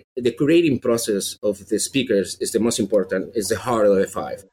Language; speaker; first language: English; non-native, fluent; Spanish